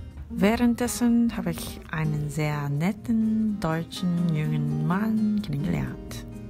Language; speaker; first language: German; non-native, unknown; Korean